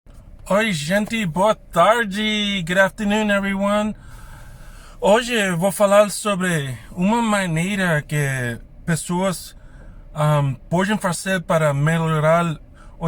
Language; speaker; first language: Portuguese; non-native, fluent; English